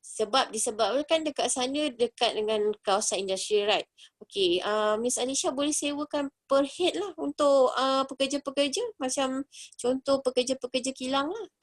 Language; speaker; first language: Malay; native; Malay